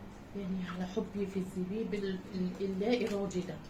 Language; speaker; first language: Arabic; native; Arabic